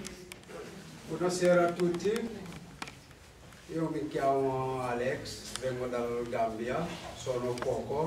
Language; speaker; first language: Italian; non-native, learner; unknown